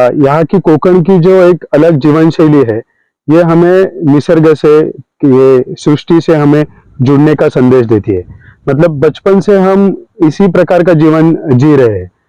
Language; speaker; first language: Hindi; non-native, local second language; Marathi